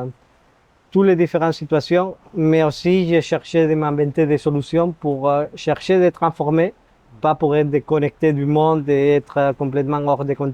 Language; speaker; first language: French; non-native, fluent; Spanish